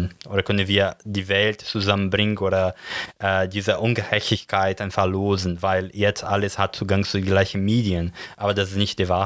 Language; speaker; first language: German; non-native, learner; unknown